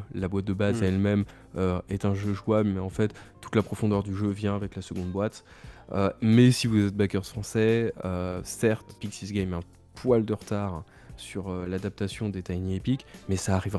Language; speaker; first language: French; native; French